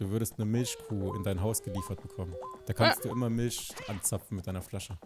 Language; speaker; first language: German; native; German